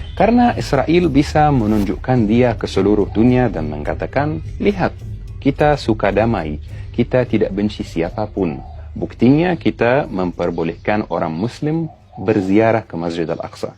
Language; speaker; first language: Indonesian; non-native, fluent; Arabic